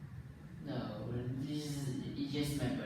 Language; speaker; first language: English; non-native, learner; Vietnamese